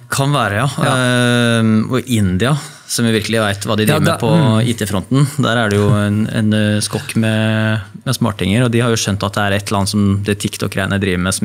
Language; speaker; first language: Norwegian; native; Norwegian